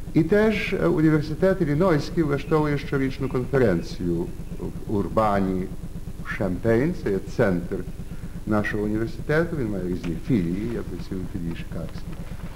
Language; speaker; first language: Ukrainian; early bilingual, heritage; Ukrainian